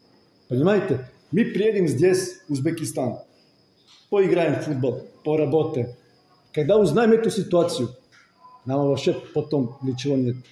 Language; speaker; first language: Russian; non-native, fluent; Serbian